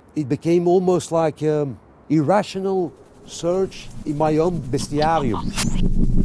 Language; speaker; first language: English; non-native, fluent; Dutch